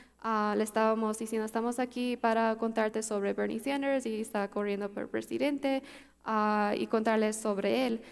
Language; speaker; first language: Spanish; early bilingual, heritage; Spanish